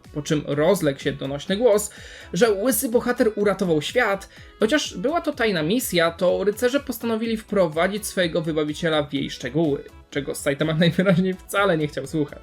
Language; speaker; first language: Polish; native; Polish